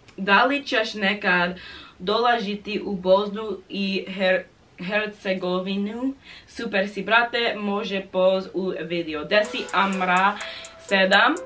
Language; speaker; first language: Bosnian; non-native, learner; English